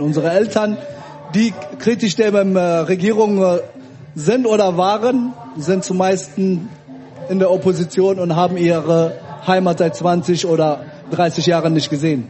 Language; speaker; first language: German; early bilingual, other home language; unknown